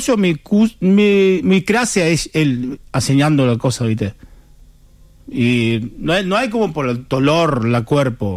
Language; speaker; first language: Spanish; non-native, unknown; Chinese